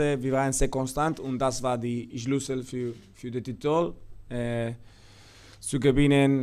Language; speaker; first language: German; non-native, fluent; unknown